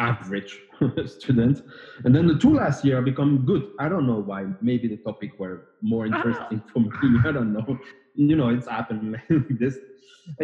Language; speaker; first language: English; non-native, fluent; French